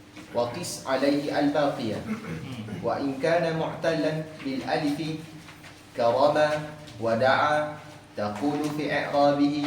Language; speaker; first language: Arabic; non-native, learner; Malay